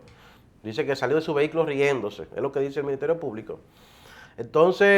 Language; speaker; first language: Spanish; native; Spanish